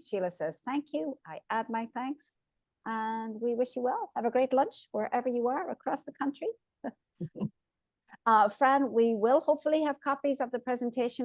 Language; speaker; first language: English; native; English